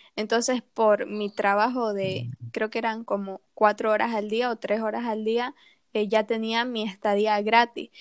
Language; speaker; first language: Spanish; native; Spanish